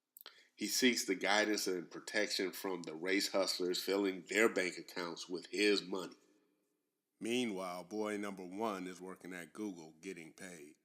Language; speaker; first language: English; native; English